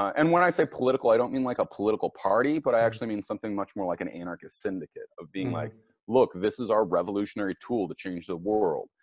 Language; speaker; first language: English; native; English